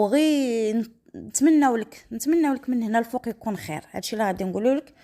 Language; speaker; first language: Arabic; native; Arabic